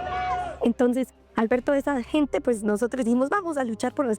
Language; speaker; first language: Spanish; native; Spanish